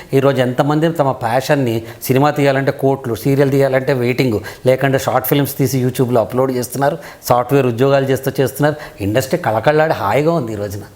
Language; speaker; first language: Telugu; native; Telugu